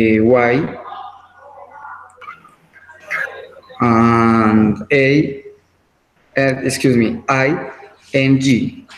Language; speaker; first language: English; non-native, learner; Spanish